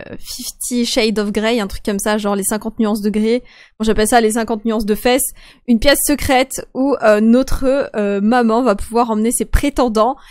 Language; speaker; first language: French; native; French